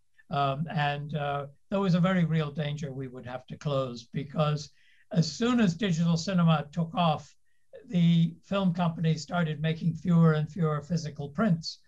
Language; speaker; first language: English; native; English